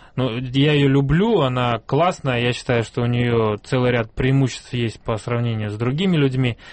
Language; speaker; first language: Russian; native; Russian